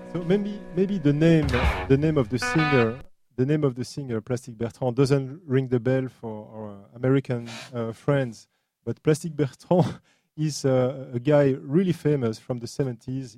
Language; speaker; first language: English; non-native, fluent; French